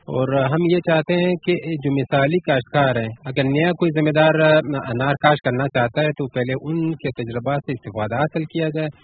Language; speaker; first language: Urdu; non-native, local second language; Pashto